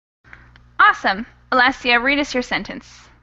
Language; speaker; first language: English; native; English